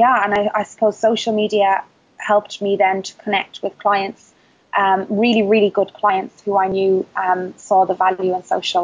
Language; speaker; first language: English; native; English